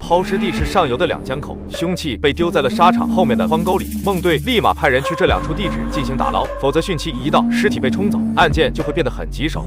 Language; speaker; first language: Chinese; native; Chinese